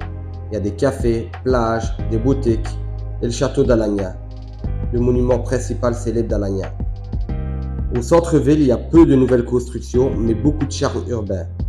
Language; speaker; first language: French; non-native, fluent; Turkish